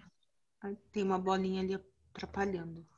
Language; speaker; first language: Portuguese; native; Portuguese